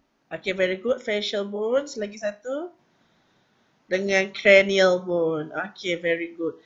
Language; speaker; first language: English; non-native, local second language; Malay